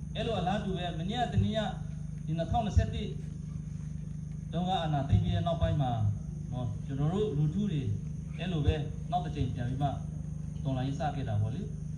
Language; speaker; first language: Burmese; non-native, local second language; Western Kayah